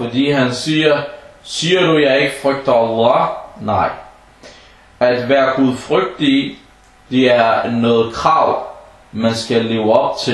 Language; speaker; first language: Danish; non-native, fluent; Arabic